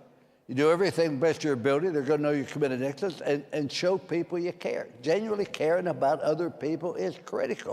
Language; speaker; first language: English; native; English